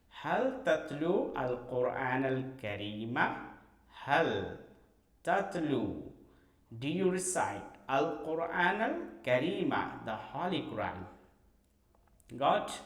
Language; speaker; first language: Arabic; non-native, fluent; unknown